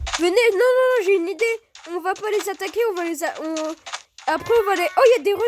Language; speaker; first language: French; native; French